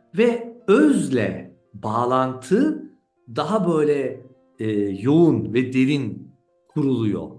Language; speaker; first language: Turkish; native; Turkish